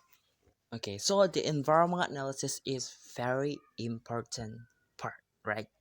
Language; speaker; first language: English; non-native, learner; Indonesian